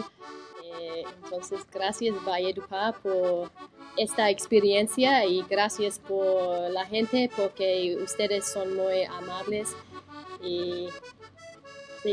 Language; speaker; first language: Spanish; non-native, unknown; English